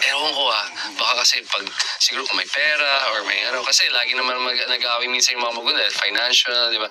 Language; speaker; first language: Filipino; non-native, fluent; English